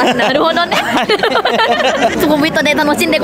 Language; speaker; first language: Japanese; non-native, fluent; Thai